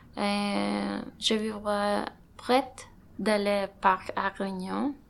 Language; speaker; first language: French; non-native, learner; Spanish